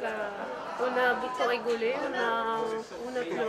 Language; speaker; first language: French; non-native, local second language; Arabic